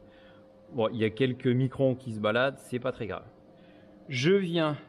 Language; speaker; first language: French; native; French